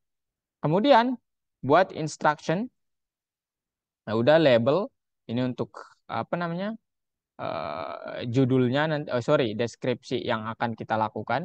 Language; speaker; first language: Indonesian; native; Indonesian